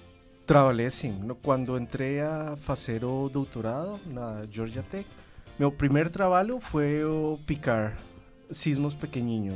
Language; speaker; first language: Portuguese; non-native, fluent; Spanish